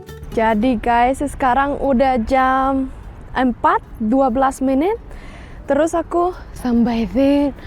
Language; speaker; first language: Indonesian; non-native, fluent; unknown